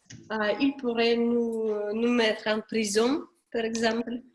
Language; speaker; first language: French; non-native, learner; Russian